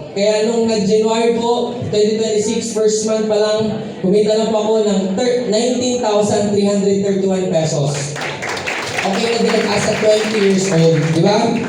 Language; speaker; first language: Filipino; non-native, local second language; Cebuano